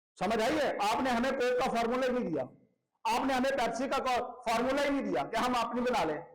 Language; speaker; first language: Hindi; non-native, local second language; Punjabi